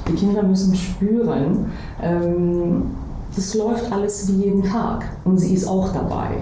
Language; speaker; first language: German; non-native, fluent; Persian